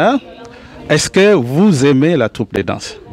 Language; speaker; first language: French; native; French